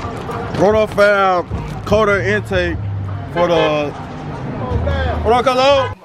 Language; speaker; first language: English; native; English